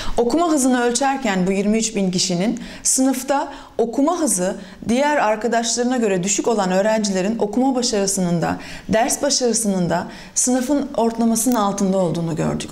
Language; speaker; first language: Turkish; early bilingual, other home language; German